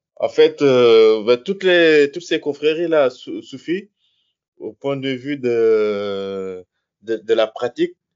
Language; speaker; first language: French; non-native, local second language; Wolof